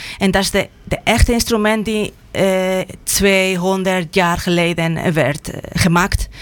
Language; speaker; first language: Dutch; non-native, fluent; Spanish